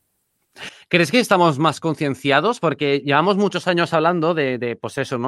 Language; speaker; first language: Spanish; native; Spanish